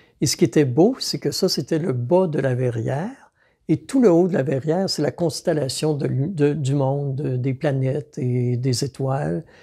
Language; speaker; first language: French; native; French